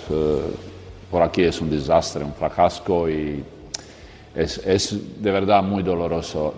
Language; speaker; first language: Spanish; non-native, learner; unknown